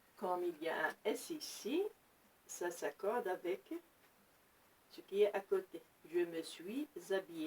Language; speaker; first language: French; non-native, local second language; Arabic